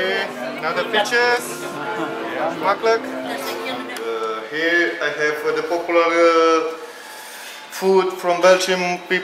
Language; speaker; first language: English; non-native, learner; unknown